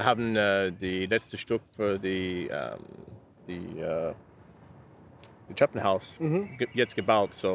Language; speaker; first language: German; non-native, learner; English